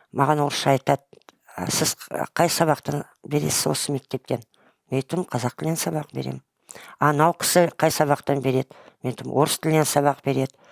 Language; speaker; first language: Kazakh; non-native, local second language; Russian